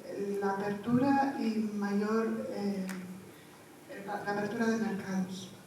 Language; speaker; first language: Portuguese; non-native, fluent; Spanish